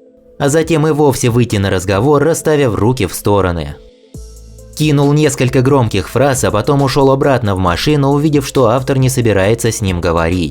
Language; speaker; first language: Russian; native; Russian